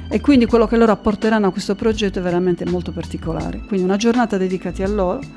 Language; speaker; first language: Italian; native; Italian